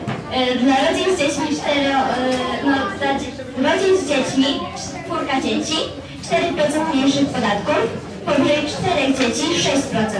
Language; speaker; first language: Polish; native; Polish